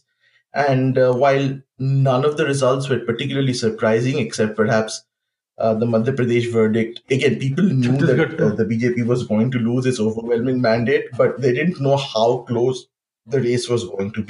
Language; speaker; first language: English; non-native, local second language; Bangla